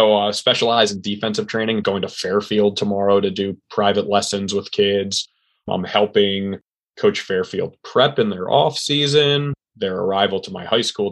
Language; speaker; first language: English; native; English